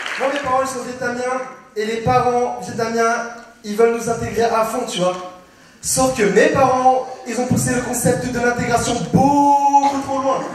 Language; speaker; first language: French; early bilingual, other home language; Vietnamese